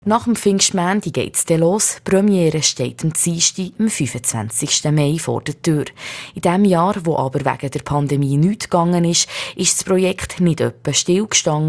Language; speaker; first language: German; native; German